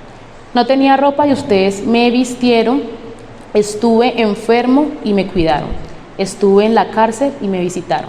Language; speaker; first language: Spanish; native; Spanish